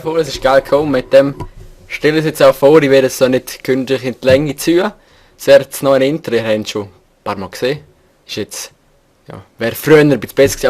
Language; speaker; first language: German; native; German